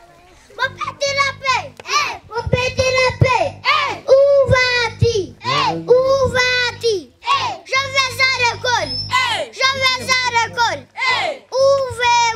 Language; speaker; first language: French; non-native, learner; Kinyarwanda